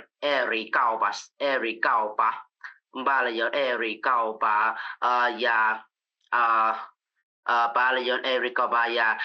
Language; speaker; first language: Finnish; non-native, learner; Vietnamese